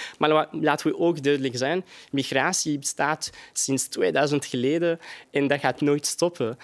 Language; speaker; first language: Dutch; non-native, fluent; Arabic